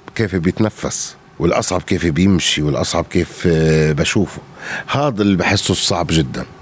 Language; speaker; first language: Arabic; native; Arabic